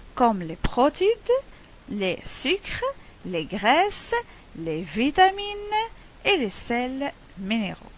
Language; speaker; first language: French; non-native, local second language; Arabic